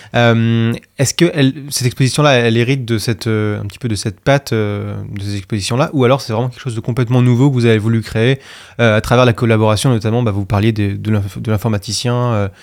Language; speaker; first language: French; native; French